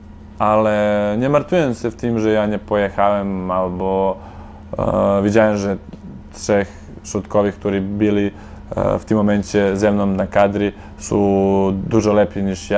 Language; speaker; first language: Polish; non-native, fluent; Serbian